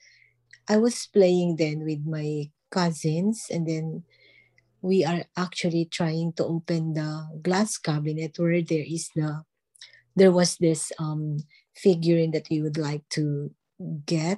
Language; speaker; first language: English; non-native, local second language; Filipino